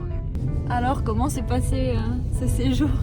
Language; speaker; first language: French; native; French